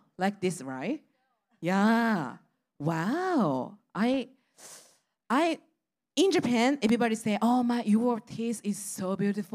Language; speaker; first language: English; non-native, learner; Japanese